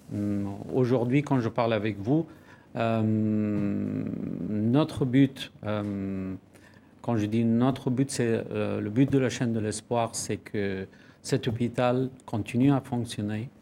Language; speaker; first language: French; non-native, fluent; Persian